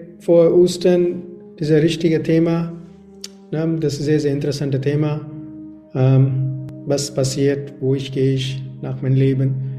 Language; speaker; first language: German; non-native, learner; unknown